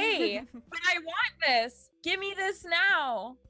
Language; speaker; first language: English; native; English